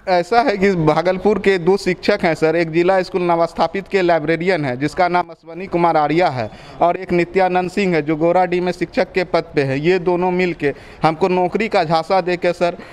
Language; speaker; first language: Hindi; native; Hindi